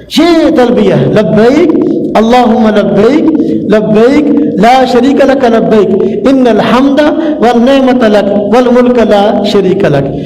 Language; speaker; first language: Urdu; non-native, local second language; Punjabi